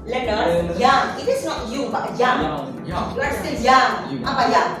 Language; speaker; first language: English; non-native, fluent; Javanese